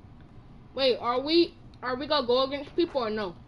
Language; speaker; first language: English; native; English